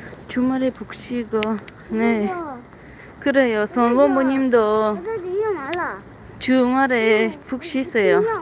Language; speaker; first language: Korean; non-native, learner; Tajik